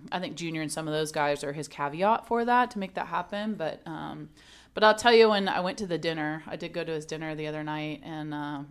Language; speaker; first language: English; native; English